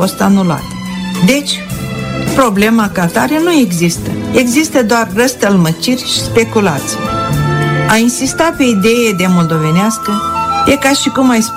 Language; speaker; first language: Romanian; non-native, local second language; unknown